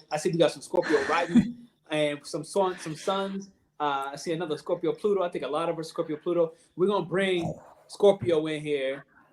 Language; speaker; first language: English; native; English